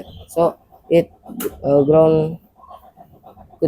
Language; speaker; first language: English; non-native, learner; Indonesian